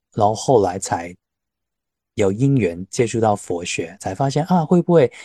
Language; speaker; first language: Chinese; non-native, local second language; Cantonese